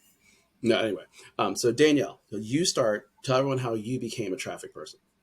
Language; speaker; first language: English; native; English